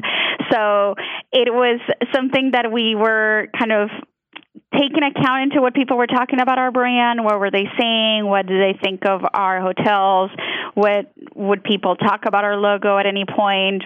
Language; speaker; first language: English; non-native, fluent; Spanish